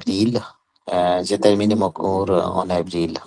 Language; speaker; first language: French; non-native, learner; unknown